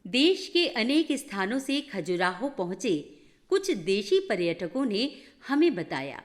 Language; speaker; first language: Hindi; native; Hindi